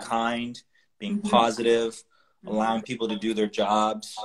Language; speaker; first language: English; early bilingual, other home language; Italian